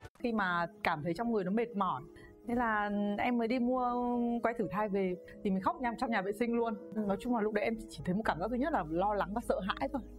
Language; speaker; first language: Vietnamese; native; Vietnamese